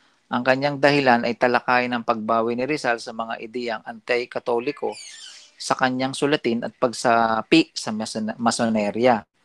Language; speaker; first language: Filipino; native; Filipino